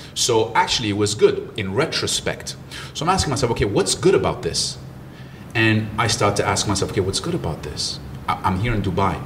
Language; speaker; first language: English; early bilingual, other home language; French